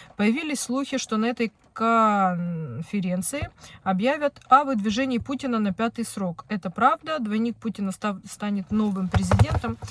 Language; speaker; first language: Russian; non-native, local second language; Ukrainian